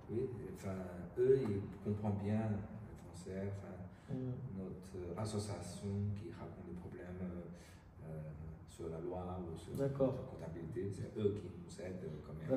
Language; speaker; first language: French; non-native, learner; Chinese